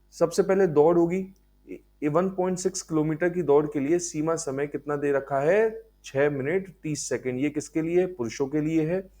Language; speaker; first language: Hindi; native; Hindi